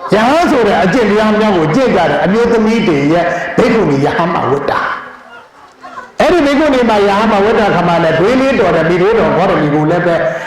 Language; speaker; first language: Burmese; native; Burmese